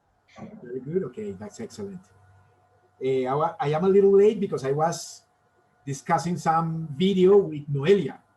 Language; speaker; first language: English; non-native, fluent; Spanish